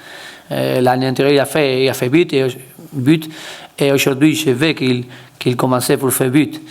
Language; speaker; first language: French; non-native, learner; Spanish